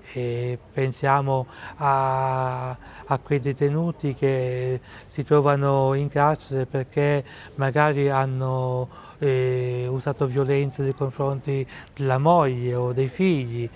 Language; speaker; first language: Italian; native; Italian